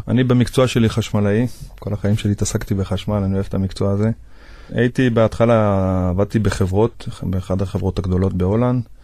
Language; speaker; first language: Hebrew; native; Hebrew